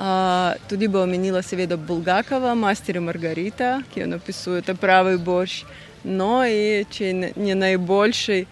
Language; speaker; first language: Slovenian; non-native, fluent; Russian